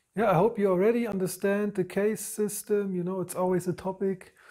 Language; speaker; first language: English; non-native, fluent; German